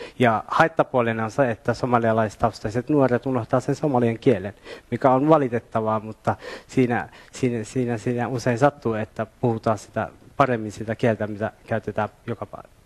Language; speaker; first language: Finnish; early bilingual, other home language; Somali